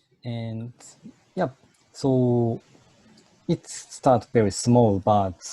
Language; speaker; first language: English; non-native, fluent; Japanese